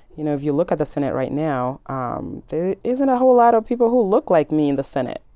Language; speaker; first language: English; early bilingual, other home language; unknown